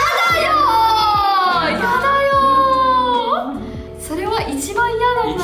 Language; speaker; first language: Japanese; non-native, learner; English